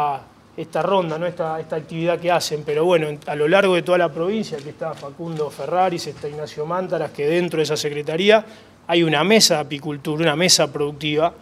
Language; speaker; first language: Spanish; native; Spanish